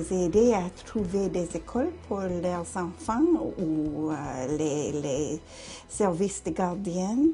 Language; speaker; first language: French; non-native, fluent; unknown